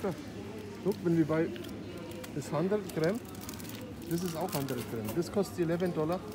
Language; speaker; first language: English; non-native, learner; German